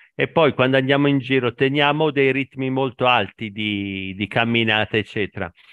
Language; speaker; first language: Italian; native; Italian